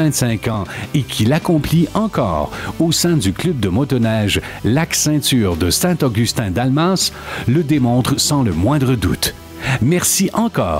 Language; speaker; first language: French; native; French